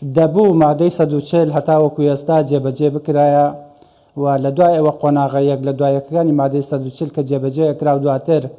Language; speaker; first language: Central Kurdish; native; Central Kurdish